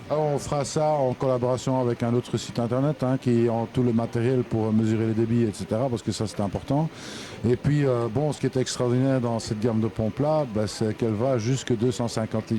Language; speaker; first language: French; native; French